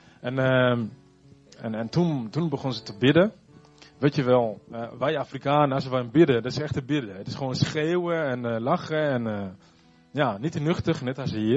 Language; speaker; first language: Dutch; non-native, fluent; Rundi